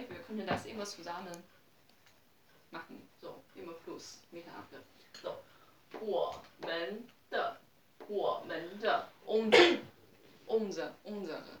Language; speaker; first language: German; non-native, learner; Chinese